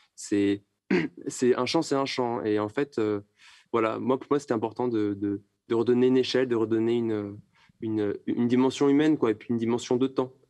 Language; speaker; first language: French; native; French